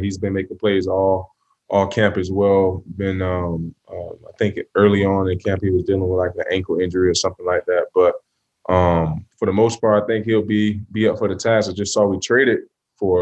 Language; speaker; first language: English; native; English